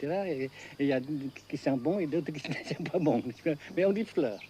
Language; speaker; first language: French; non-native, fluent; Vietnamese